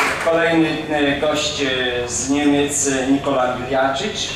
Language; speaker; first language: Polish; native; Polish